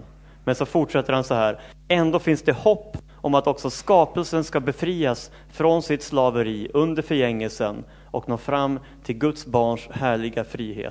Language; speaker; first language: Swedish; native; Swedish